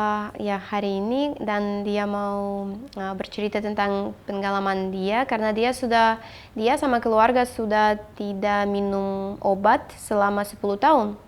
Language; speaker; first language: Indonesian; non-native, fluent; Russian